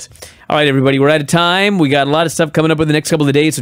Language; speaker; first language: English; native; English